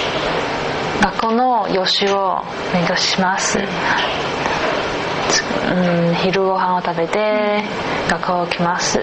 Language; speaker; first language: Japanese; non-native, learner; Chinese